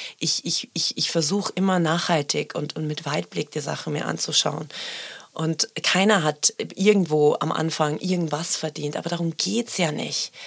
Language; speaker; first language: German; early bilingual, other home language; Persian